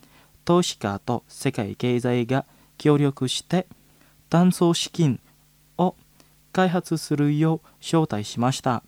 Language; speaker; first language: Japanese; non-native, fluent; Indonesian